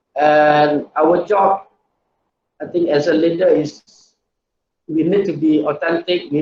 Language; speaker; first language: English; non-native, local second language; Malay